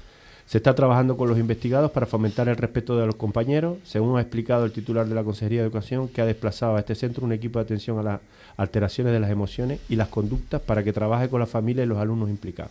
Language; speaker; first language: Spanish; native; Spanish